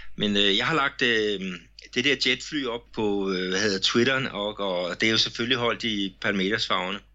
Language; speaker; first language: Danish; native; Danish